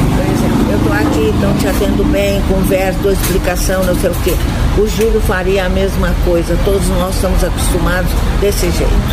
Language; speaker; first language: Portuguese; native; Portuguese